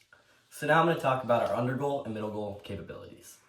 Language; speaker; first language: English; native; English